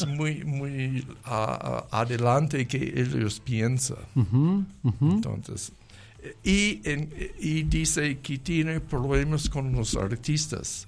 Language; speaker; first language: Spanish; non-native, learner; English